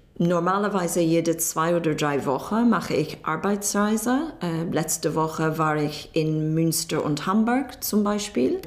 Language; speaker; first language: German; non-native, learner; English